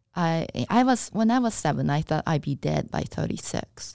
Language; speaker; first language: English; non-native, fluent; Japanese